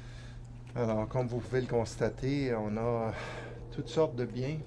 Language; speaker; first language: French; native; French